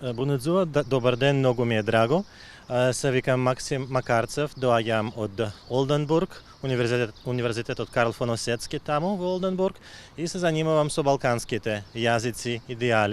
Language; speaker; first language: Macedonian; non-native, fluent; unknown